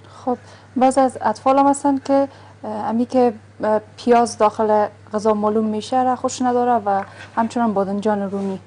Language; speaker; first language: Persian; native; Persian